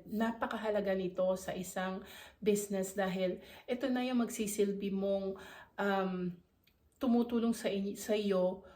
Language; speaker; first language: Filipino; native; Filipino